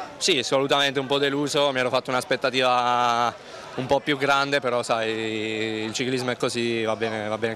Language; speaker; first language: Italian; native; Italian